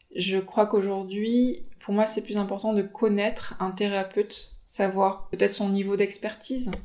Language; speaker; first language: French; native; French